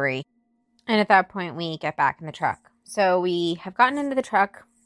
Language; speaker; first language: English; native; English